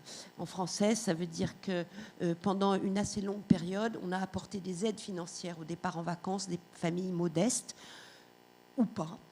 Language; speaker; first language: French; native; French